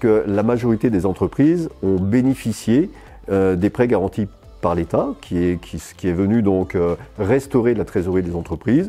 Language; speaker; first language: French; native; French